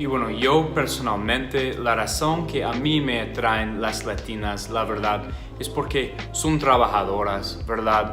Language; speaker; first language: Spanish; non-native, fluent; English